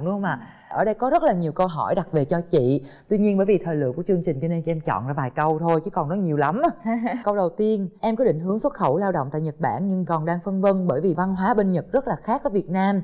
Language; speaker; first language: Vietnamese; native; Vietnamese